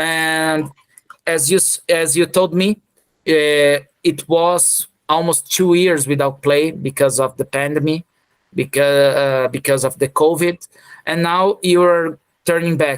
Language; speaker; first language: English; non-native, fluent; Portuguese